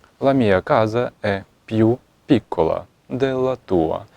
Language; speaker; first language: Italian; non-native, fluent; Ukrainian